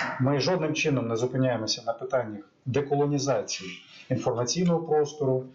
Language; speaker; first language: Ukrainian; native; Ukrainian